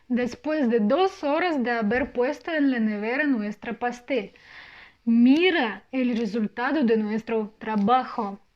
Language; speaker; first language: Spanish; non-native, fluent; Russian